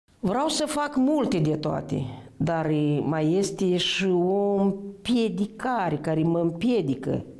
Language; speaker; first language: Romanian; non-native, local second language; Romany